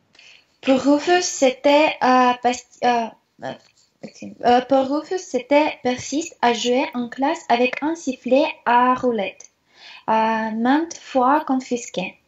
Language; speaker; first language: French; non-native, learner; Russian